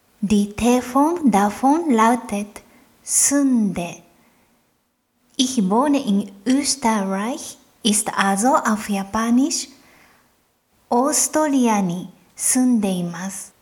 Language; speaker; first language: German; non-native, fluent; Japanese